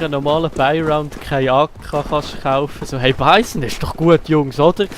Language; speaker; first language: German; native; German